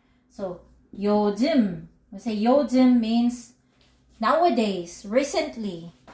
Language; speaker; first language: English; non-native, local second language; Filipino